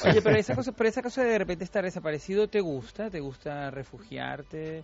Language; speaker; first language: Spanish; native; Spanish